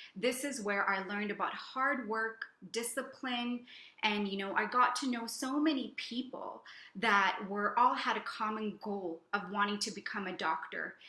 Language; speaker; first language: English; native; English